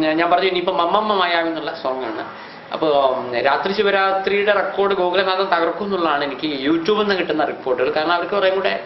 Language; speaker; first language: Malayalam; non-native, local second language; Hindi